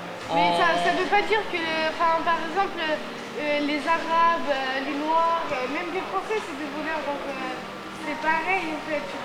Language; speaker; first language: French; early bilingual, other home language; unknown